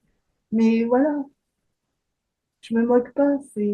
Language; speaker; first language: French; native; French